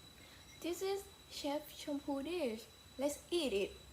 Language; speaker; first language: English; non-native, learner; Thai